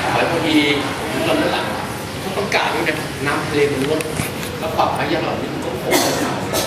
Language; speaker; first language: Thai; non-native, fluent; Vietnamese